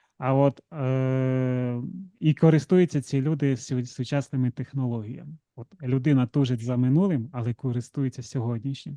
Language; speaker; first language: Ukrainian; non-native, local second language; Russian